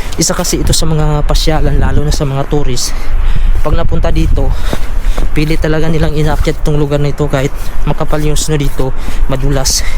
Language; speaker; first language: Filipino; non-native, local second language; Cebuano